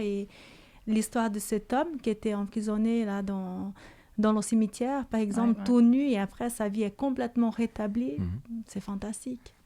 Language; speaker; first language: French; native; French